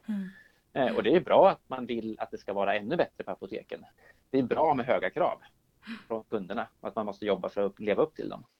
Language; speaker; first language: Swedish; native; Swedish